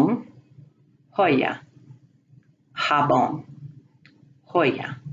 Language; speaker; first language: Spanish; non-native, fluent; English